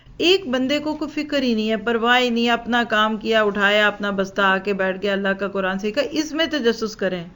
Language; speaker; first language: Urdu; native; Urdu